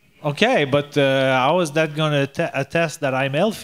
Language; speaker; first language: English; non-native, learner; French